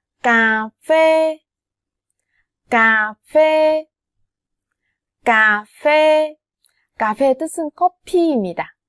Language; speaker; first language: Korean; non-native, fluent; Vietnamese